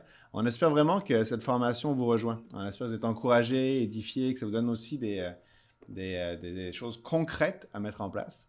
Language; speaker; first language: French; native; French